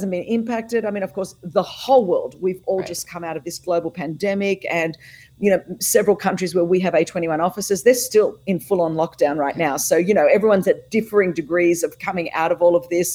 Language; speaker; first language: English; non-native, local second language; Greek